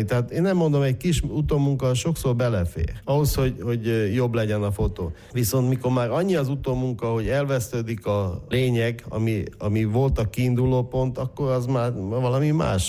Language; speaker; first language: Hungarian; native; Hungarian